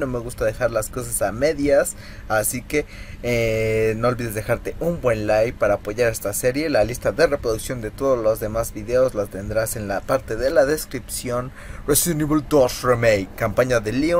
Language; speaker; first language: Spanish; native; Spanish